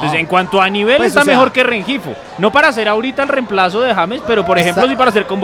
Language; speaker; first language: Spanish; native; Spanish